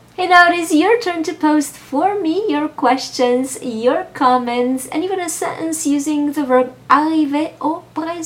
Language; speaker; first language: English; non-native, fluent; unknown